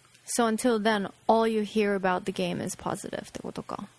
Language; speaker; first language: English; non-native, fluent; Japanese